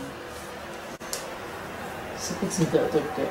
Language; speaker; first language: Chinese; native; Chinese